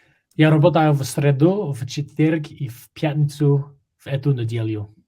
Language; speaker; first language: Russian; non-native, learner; English